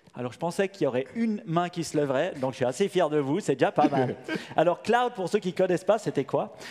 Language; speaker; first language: French; native; French